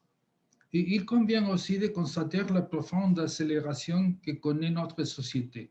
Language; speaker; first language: French; non-native, fluent; Spanish